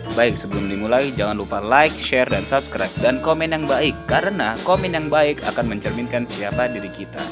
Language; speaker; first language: Indonesian; native; Indonesian